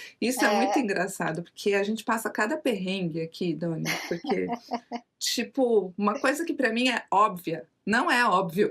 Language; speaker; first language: Portuguese; native; Portuguese